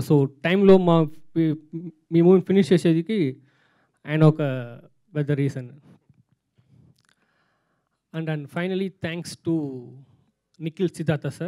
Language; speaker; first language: Telugu; non-native, fluent; Tamil